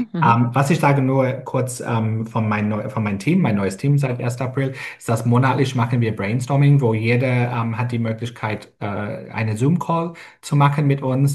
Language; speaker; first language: German; non-native, fluent; English